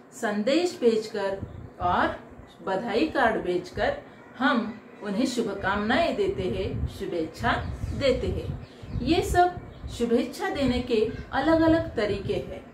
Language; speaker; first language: Hindi; non-native, local second language; Marathi